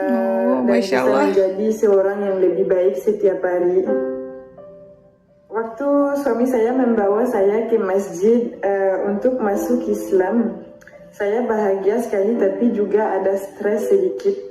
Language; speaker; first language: Indonesian; non-native, fluent; French